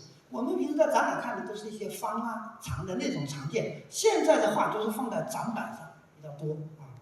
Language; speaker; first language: Chinese; native; Chinese